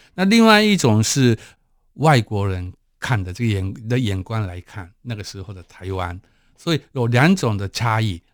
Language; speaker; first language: Chinese; non-native, fluent; Japanese